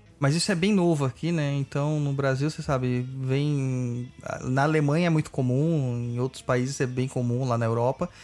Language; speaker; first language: Portuguese; native; Portuguese